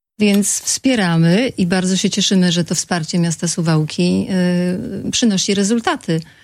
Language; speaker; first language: Polish; native; Polish